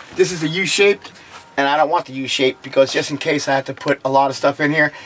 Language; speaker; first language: English; native; English